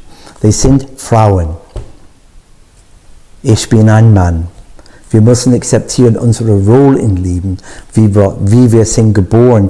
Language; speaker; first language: German; non-native, fluent; English